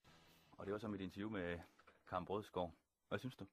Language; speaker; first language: Danish; native; Danish